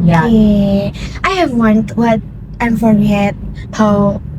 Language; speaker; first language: English; non-native, learner; Indonesian